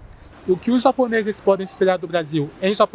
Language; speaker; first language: Portuguese; native; Portuguese